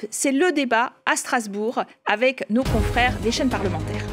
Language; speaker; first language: French; native; French